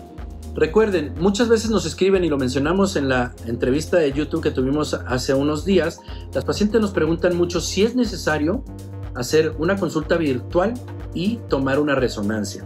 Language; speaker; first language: Spanish; native; Spanish